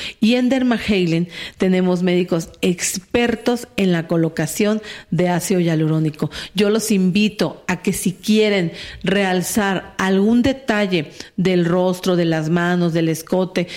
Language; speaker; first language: Spanish; native; Spanish